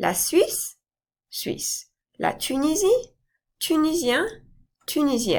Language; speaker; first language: French; non-native, fluent; English